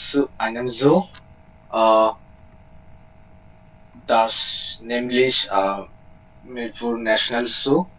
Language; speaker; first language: German; non-native, learner; Bangla